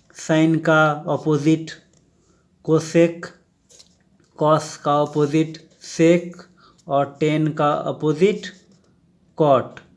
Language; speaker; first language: Hindi; native; Hindi